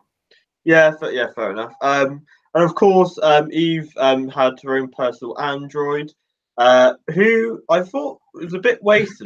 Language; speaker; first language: English; native; English